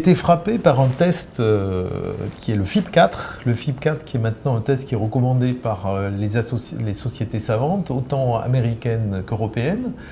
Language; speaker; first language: French; native; French